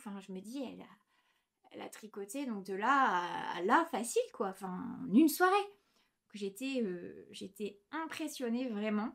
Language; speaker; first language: French; native; French